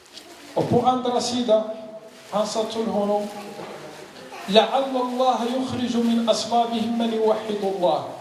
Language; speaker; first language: Swedish; non-native, learner; Arabic